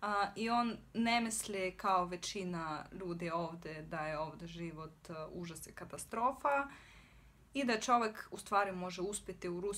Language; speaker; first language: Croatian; non-native, fluent; Russian